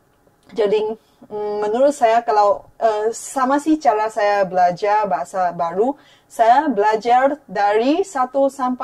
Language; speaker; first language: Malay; non-native, fluent; Chinese